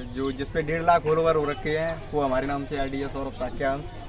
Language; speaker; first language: Hindi; native; Hindi